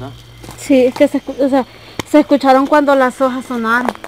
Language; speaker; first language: Spanish; native; Spanish